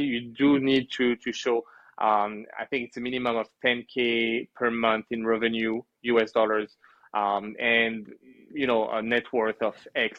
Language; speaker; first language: English; non-native, fluent; French